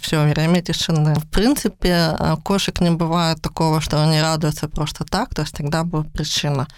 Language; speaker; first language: Russian; native; Russian